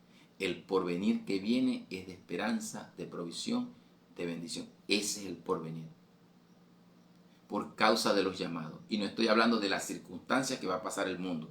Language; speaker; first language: Spanish; native; Spanish